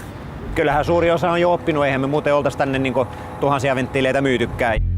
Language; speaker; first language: Finnish; native; Finnish